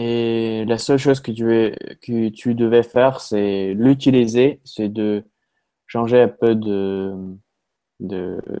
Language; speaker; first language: French; non-native, fluent; Russian